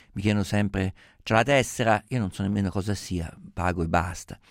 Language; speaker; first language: Italian; native; Italian